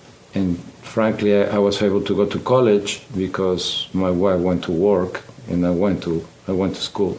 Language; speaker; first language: English; non-native, fluent; Spanish